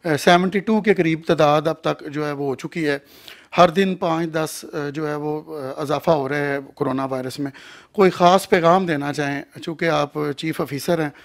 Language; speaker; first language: Urdu; non-native, local second language; Punjabi